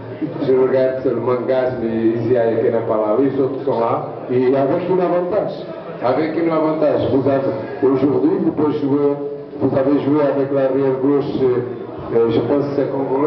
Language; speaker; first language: French; non-native, fluent; Portuguese